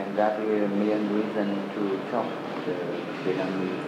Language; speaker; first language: English; non-native, learner; Vietnamese